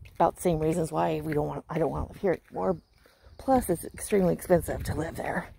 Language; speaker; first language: English; native; English